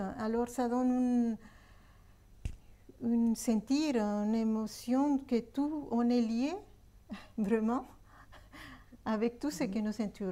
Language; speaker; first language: French; non-native, fluent; Spanish